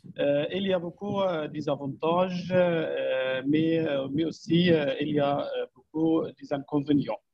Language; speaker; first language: French; non-native, fluent; Arabic